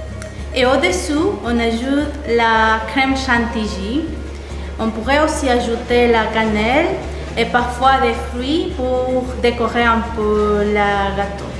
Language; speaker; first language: French; non-native, learner; Spanish